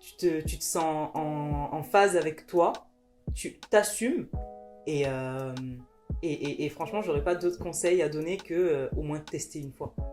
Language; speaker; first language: French; early bilingual, other home language; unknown